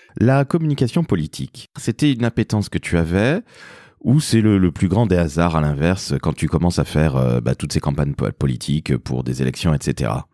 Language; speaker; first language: French; native; French